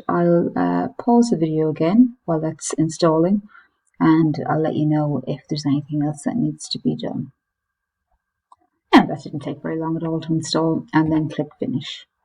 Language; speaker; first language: English; native; English